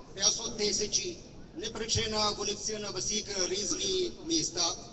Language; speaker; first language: Ukrainian; non-native, learner; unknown